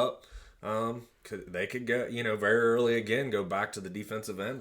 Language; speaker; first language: English; native; English